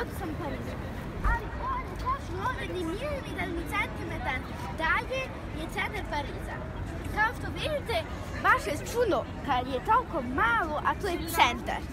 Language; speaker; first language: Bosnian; early bilingual, heritage; Serbian